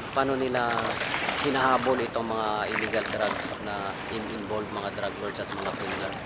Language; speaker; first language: Filipino; native; Filipino